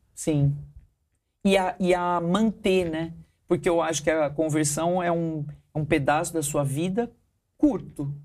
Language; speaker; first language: Portuguese; early bilingual, heritage; Portuguese